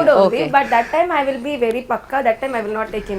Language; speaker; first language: Telugu; non-native, learner; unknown